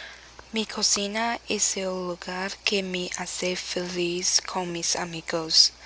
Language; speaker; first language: Spanish; non-native, learner; Chinese